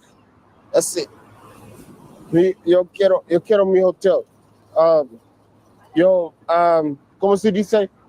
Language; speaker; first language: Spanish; non-native, learner; English